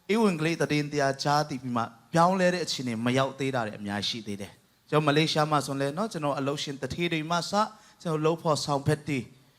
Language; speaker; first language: Burmese; non-native, local second language; Tedim Chin